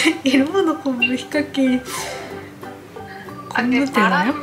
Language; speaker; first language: Korean; non-native, learner; Japanese